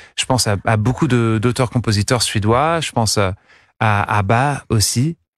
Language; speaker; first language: French; non-native, fluent; English